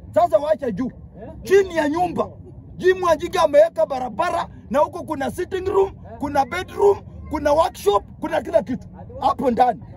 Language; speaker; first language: Swahili; non-native, local second language; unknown